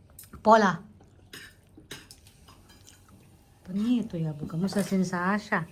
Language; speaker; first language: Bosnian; non-native, learner; Filipino